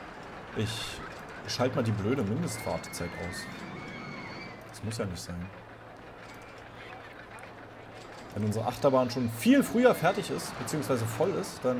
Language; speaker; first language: German; native; German